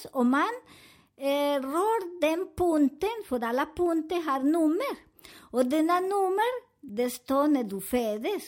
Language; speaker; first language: Swedish; non-native, learner; Spanish